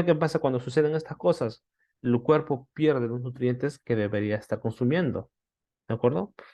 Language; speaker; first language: Spanish; native; Spanish